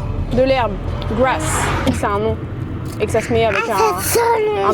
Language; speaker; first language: French; native; French